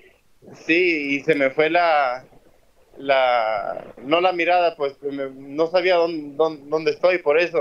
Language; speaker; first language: Spanish; early bilingual, heritage; Spanish